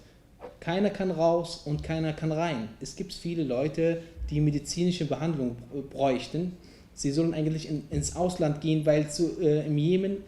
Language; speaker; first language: German; non-native, fluent; Arabic